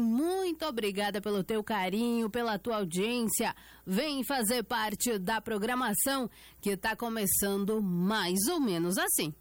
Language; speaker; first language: Portuguese; native; Portuguese